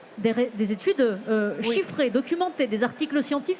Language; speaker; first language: French; native; French